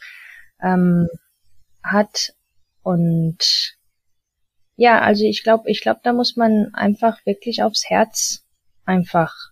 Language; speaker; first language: German; early bilingual, heritage; German